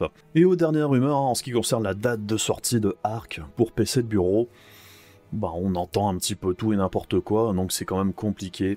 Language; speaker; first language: French; native; French